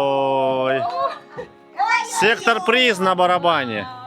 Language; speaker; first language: Russian; native; Russian